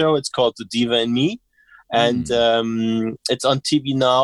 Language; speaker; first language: English; non-native, fluent; German